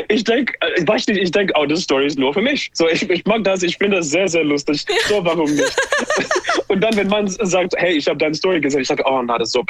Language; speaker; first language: German; non-native, learner; English